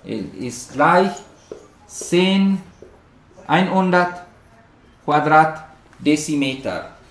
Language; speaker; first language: German; non-native, learner; Spanish